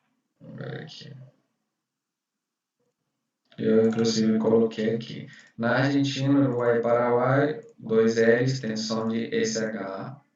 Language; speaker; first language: Portuguese; non-native, fluent; Spanish